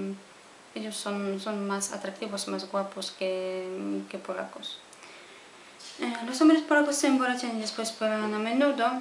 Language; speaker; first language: Spanish; non-native, fluent; Polish